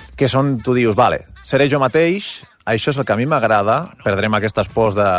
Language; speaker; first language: Catalan; non-native, local second language; Spanish